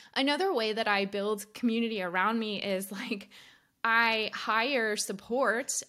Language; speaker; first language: English; native; English